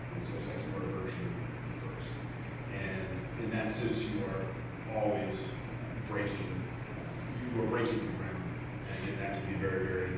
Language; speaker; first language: English; native; English